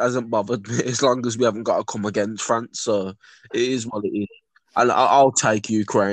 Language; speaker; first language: English; native; English